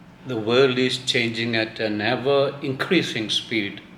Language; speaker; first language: English; non-native, local second language; Malayalam